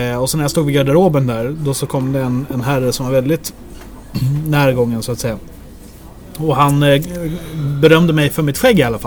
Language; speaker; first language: Swedish; native; Swedish